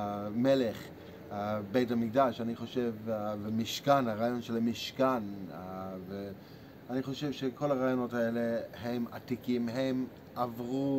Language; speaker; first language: Hebrew; non-native, fluent; English